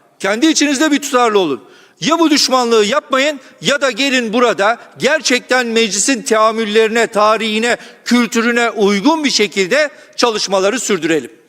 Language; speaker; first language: Turkish; non-native, local second language; Kurdish